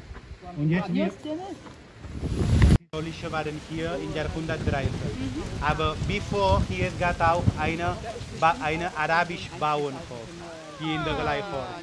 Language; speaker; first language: German; non-native, learner; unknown